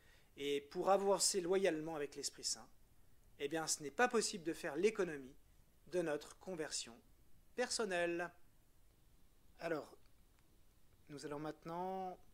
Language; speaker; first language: French; native; French